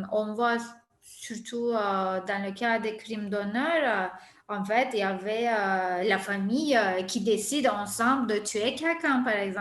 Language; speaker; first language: French; non-native, fluent; Turkish